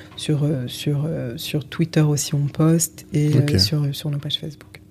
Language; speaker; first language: French; native; French